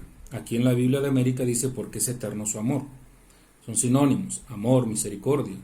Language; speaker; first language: Spanish; native; Spanish